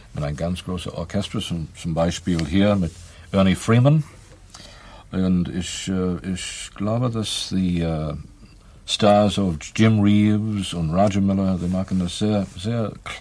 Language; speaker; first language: German; non-native, learner; English